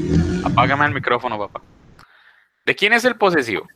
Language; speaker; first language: Spanish; native; Spanish